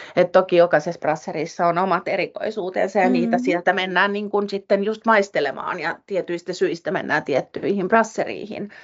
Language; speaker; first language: Finnish; native; Finnish